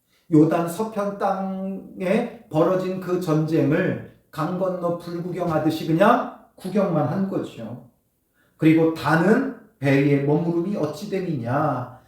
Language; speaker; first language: Korean; native; Korean